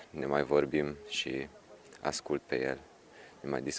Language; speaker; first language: Romanian; early bilingual, heritage; Romanian